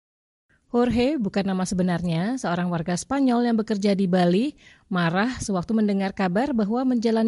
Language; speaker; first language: Indonesian; native; Indonesian